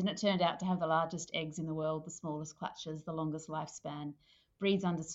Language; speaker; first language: English; native; English